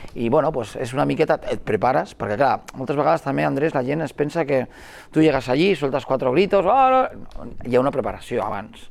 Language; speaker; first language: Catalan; non-native, local second language; Spanish